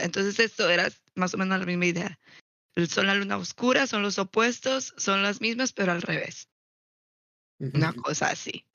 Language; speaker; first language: Spanish; native; Spanish